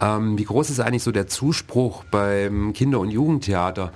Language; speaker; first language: German; native; German